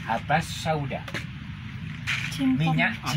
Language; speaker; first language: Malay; non-native, local second language; Javanese